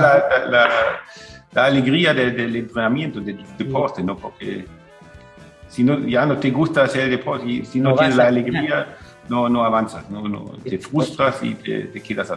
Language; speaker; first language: Spanish; non-native, fluent; German